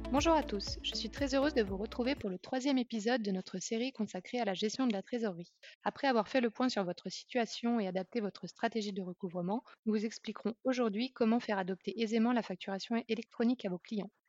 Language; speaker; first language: French; native; French